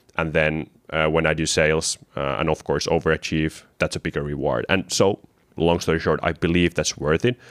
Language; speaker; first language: English; non-native, fluent; Finnish